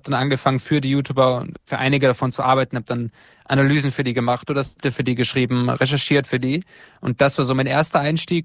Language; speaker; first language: German; native; German